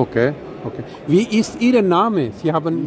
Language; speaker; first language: German; non-native, learner; Urdu